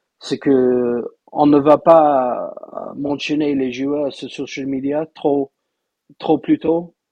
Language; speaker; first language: French; non-native, fluent; English